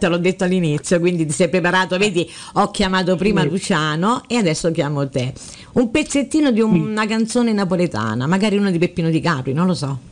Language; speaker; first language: Italian; native; Italian